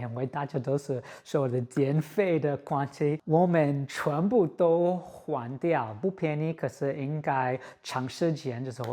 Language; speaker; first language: Chinese; non-native, fluent; English